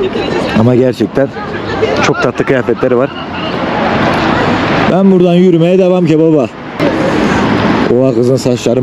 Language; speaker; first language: Turkish; native; Turkish